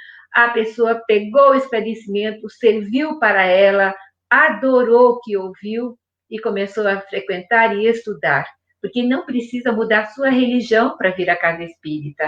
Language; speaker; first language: Portuguese; native; Portuguese